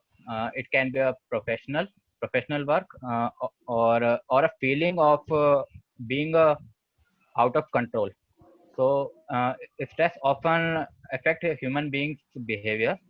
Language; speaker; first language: English; non-native, learner; Hindi